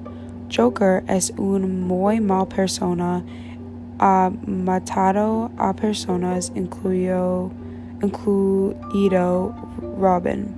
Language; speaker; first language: Spanish; non-native, learner; English